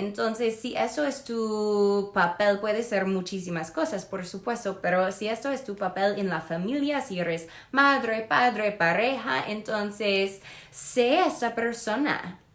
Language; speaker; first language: Spanish; non-native, fluent; English